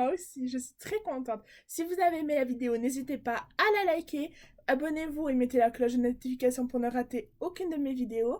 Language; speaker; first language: French; native; French